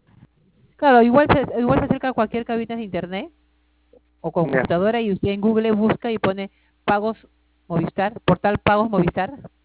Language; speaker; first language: Spanish; native; Spanish